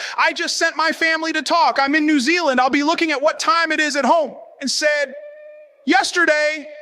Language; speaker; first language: English; native; English